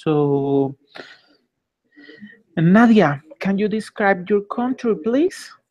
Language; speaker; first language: English; non-native, fluent; Spanish